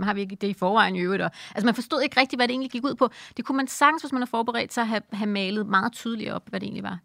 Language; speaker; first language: Danish; native; Danish